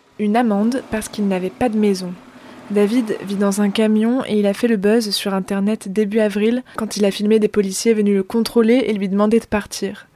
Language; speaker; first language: French; native; French